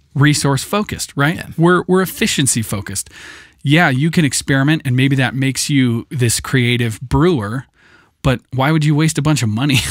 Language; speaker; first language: English; native; English